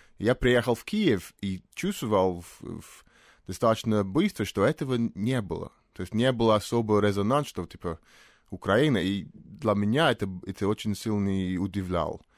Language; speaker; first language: Russian; non-native, fluent; English